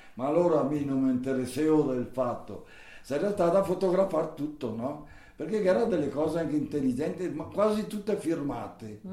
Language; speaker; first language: Italian; native; Italian